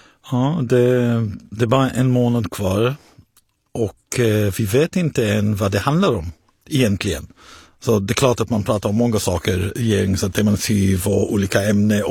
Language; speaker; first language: Swedish; non-native, fluent; Hebrew